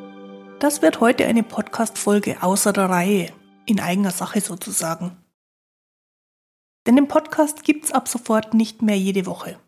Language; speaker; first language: German; native; German